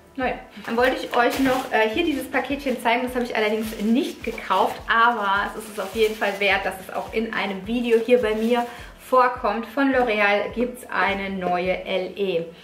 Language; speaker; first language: German; early bilingual, other home language; Italian